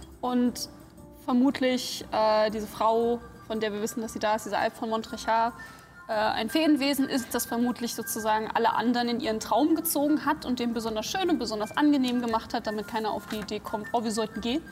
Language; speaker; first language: German; native; German